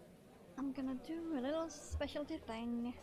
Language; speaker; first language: English; non-native, fluent; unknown